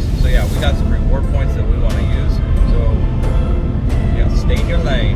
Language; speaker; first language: English; native; English